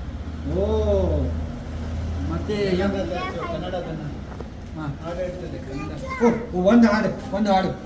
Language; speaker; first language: Kannada; non-native, local second language; Ladakhi